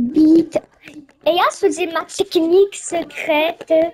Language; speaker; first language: French; native; French